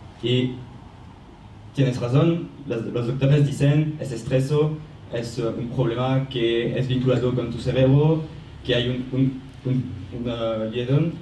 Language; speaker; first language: Spanish; non-native, fluent; French